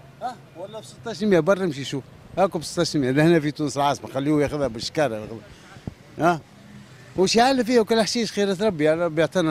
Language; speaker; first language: Arabic; native; Arabic